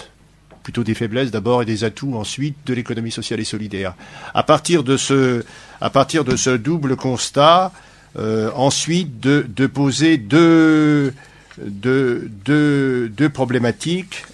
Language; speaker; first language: French; native; French